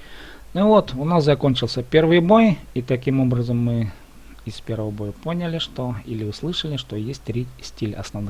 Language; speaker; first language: Russian; native; Russian